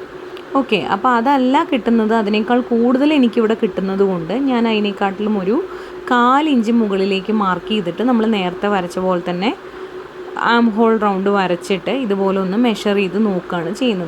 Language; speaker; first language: Malayalam; native; Malayalam